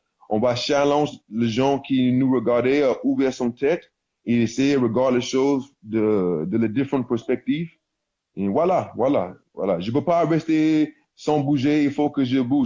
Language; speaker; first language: French; non-native, learner; English